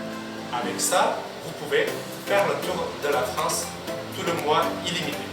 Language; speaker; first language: French; non-native, fluent; Indonesian